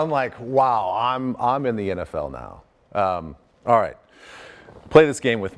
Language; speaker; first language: English; native; English